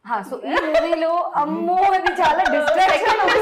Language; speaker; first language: Telugu; non-native, learner; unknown